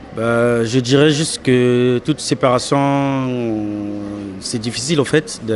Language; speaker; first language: French; non-native, local second language; Lingala